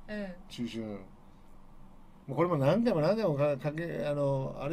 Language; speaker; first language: Japanese; native; Japanese